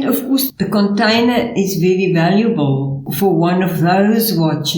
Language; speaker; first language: English; non-native, local second language; Afrikaans